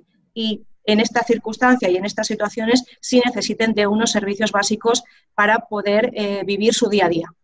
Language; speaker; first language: Spanish; native; Spanish